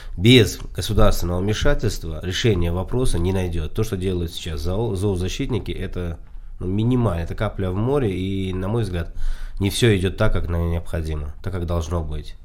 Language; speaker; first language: Russian; non-native, local second language; Tajik